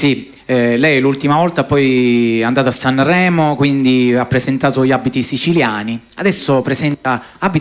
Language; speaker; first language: Italian; native; Italian